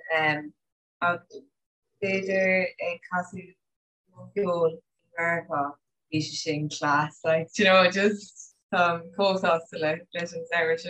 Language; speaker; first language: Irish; non-native, local second language; English